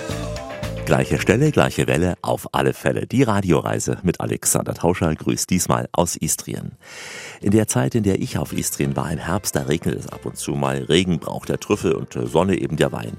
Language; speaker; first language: German; native; German